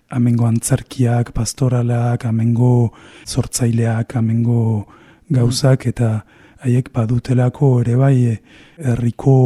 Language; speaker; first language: Basque; non-native, fluent; Spanish